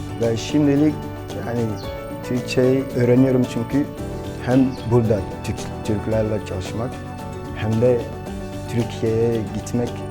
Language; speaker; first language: Turkish; non-native, learner; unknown